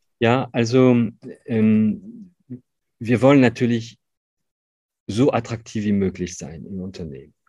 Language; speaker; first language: German; non-native, fluent; French